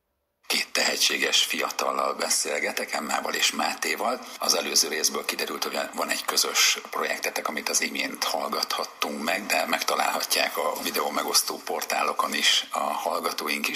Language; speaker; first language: Hungarian; native; Hungarian